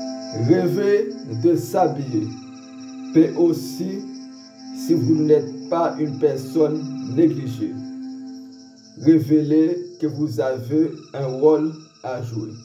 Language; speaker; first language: French; non-native, local second language; Haitian Creole